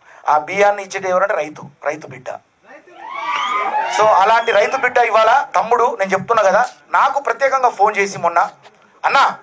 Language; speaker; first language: Telugu; native; Telugu